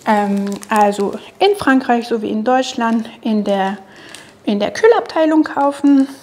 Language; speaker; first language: German; non-native, fluent; French